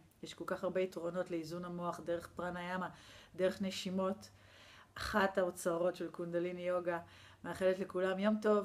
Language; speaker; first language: Hebrew; native; Hebrew